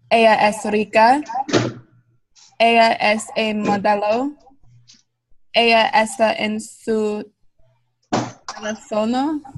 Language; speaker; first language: Spanish; non-native, learner; English